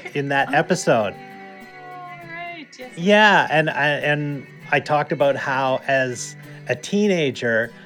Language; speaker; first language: English; native; English